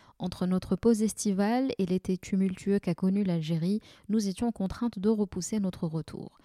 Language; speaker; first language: French; non-native, local second language; Arabic